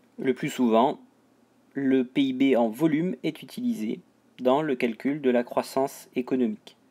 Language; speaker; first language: French; native; French